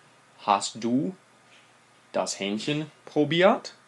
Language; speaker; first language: German; non-native, fluent; English